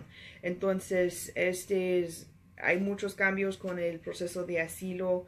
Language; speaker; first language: Spanish; non-native, learner; English